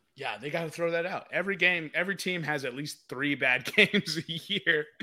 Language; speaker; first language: English; native; English